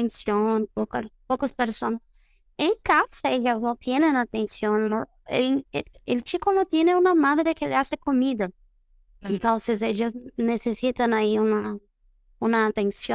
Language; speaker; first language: Spanish; non-native, fluent; Portuguese